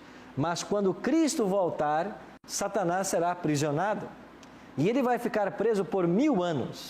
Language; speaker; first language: Portuguese; native; Portuguese